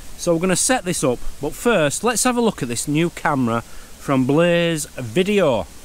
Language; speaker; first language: English; native; English